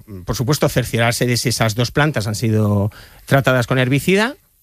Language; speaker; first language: Spanish; native; Spanish